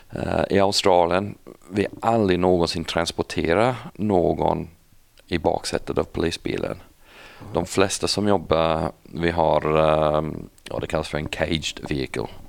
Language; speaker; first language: Swedish; non-native, fluent; English